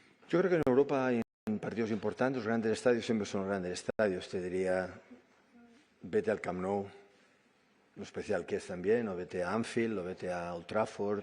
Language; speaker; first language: Spanish; native; Spanish